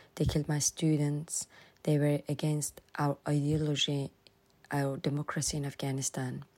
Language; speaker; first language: English; non-native, fluent; Persian